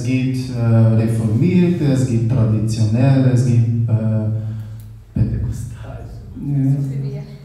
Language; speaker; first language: German; non-native, learner; Portuguese